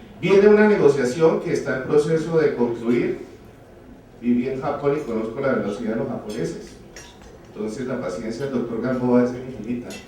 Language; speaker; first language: Spanish; native; Spanish